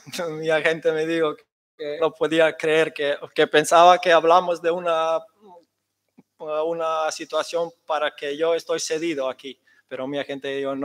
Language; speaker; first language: Spanish; non-native, fluent; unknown